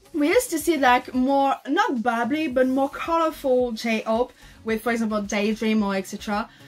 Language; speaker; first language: English; non-native, learner; French